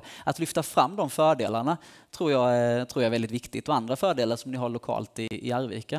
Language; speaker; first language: Swedish; native; Swedish